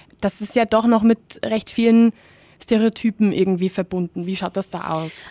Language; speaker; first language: German; native; German